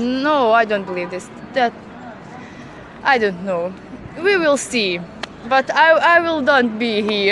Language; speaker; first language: English; non-native, learner; Bosnian